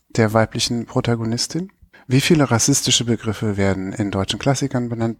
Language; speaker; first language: German; native; German